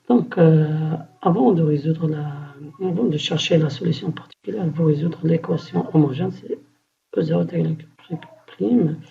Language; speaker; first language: French; non-native, local second language; Arabic